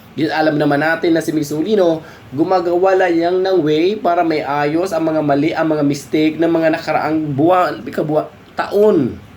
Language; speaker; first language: Filipino; non-native, local second language; Cebuano